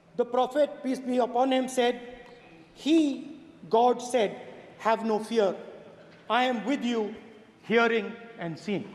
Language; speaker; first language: English; non-native, local second language; Hindi